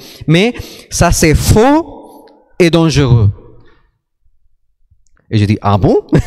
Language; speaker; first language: French; non-native, fluent; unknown